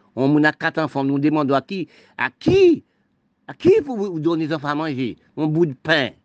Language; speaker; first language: French; non-native, local second language; Haitian Creole